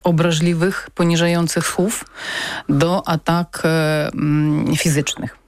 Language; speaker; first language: Polish; non-native, learner; Ukrainian